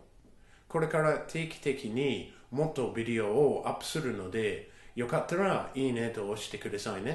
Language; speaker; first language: Japanese; non-native, fluent; English